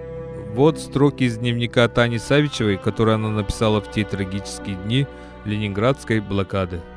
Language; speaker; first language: Russian; native; Russian